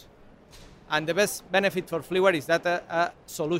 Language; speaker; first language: English; non-native, learner; Spanish